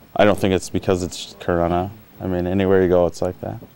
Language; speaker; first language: English; native; English